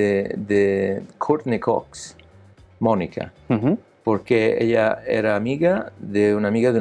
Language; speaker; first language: Spanish; non-native, learner; Italian